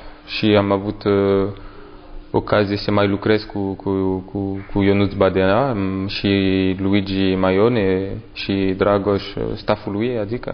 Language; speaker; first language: Romanian; non-native, learner; French